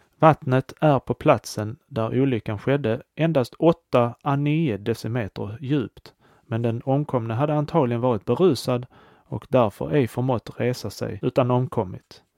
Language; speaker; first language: Swedish; native; Swedish